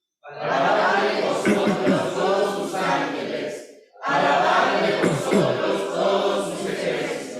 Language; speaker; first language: Spanish; native; Spanish